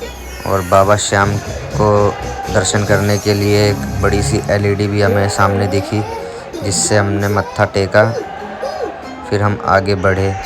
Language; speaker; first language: Hindi; native; Hindi